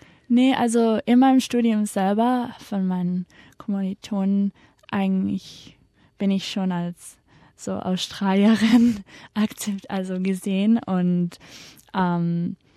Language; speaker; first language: German; early bilingual, heritage; German